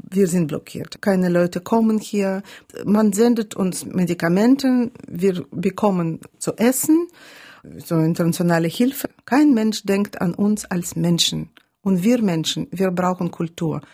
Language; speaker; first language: German; non-native, fluent; Russian